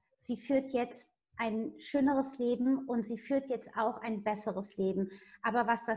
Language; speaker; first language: German; non-native, fluent; Italian